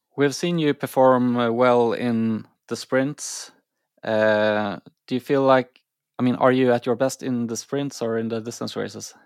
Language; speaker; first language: English; non-native, fluent; Swedish